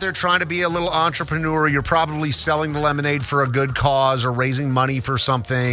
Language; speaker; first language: English; native; English